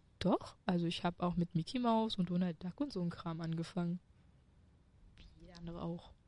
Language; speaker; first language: German; early bilingual, other home language; Chinese